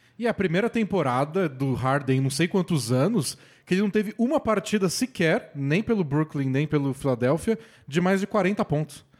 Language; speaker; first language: Portuguese; native; Portuguese